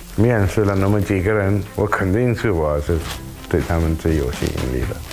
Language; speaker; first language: Chinese; non-native, fluent; Tamil